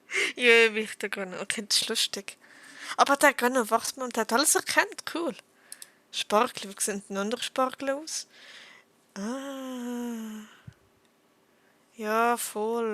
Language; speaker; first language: German; native; German